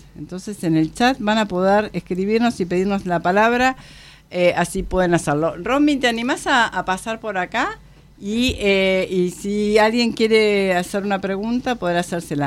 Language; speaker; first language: Spanish; native; Spanish